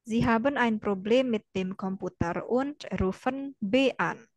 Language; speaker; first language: German; non-native, fluent; Indonesian